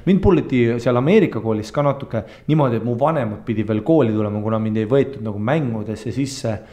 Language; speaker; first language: Estonian; early bilingual, heritage; Estonian